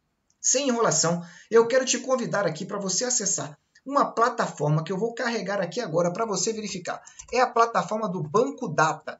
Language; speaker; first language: Portuguese; native; Portuguese